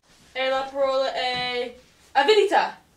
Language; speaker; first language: Italian; non-native, learner; English